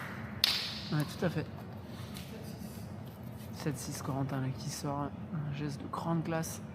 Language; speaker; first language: French; native; French